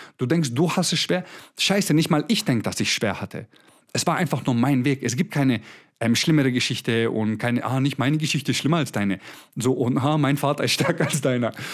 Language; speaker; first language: German; early bilingual, other home language; Croatian